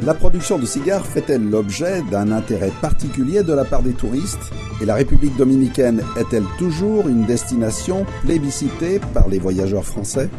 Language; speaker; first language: French; native; French